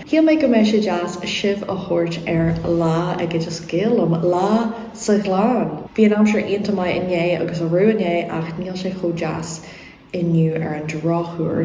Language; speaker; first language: Irish; non-native, local second language; English